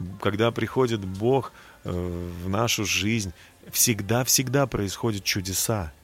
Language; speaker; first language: Russian; native; Russian